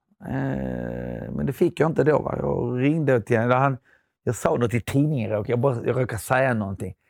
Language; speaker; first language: Swedish; early bilingual, other home language; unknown